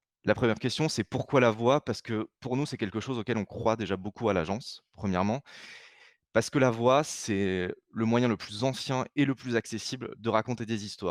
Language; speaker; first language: French; native; French